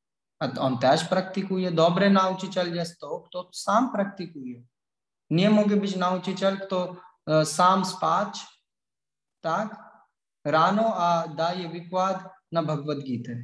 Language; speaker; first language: Polish; non-native, learner; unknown